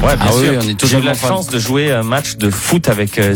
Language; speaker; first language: French; early bilingual, other home language; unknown